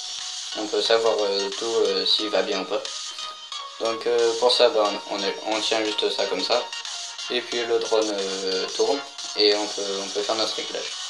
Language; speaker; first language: French; native; French